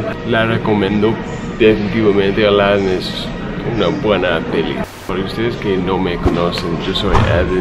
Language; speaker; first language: Spanish; non-native, fluent; English